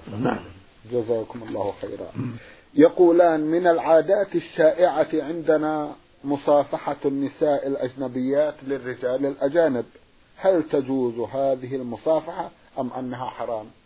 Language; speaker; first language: Arabic; native; Arabic